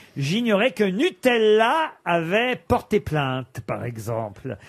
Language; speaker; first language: French; native; French